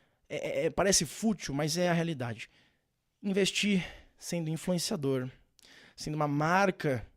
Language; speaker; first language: Portuguese; native; Portuguese